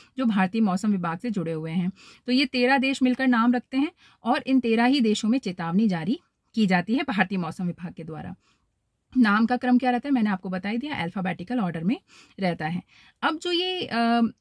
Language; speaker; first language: Hindi; native; Hindi